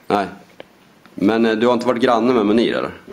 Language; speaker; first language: Swedish; native; Swedish